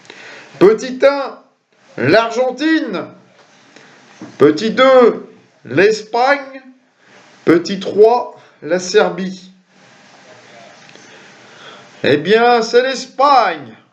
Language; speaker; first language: French; native; French